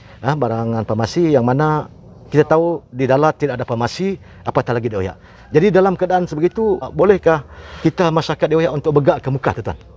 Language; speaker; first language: Malay; native; Malay